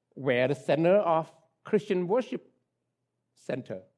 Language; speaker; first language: English; non-native, fluent; Khmer